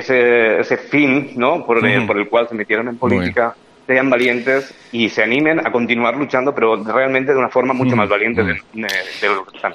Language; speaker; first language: Spanish; native; Spanish